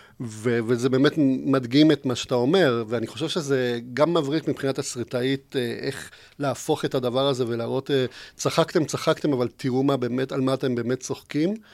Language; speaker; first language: Hebrew; non-native, fluent; Spanish